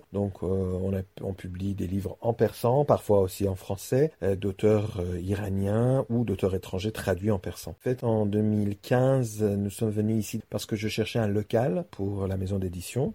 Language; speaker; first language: French; non-native, fluent; Persian